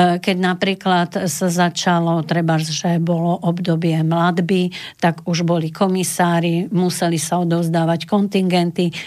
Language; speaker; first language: Slovak; native; Slovak